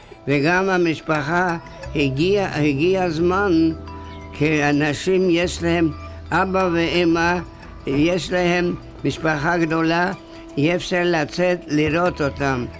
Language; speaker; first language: Hebrew; non-native, learner; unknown